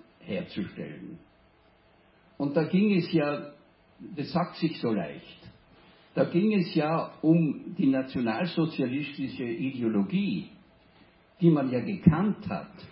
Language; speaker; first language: German; native; German